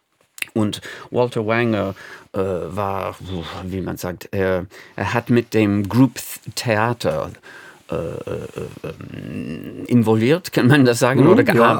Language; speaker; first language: German; non-native, fluent; English